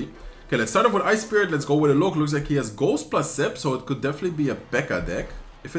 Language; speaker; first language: English; non-native, fluent; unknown